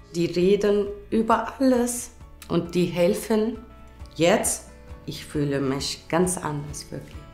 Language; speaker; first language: German; non-native, learner; Turkish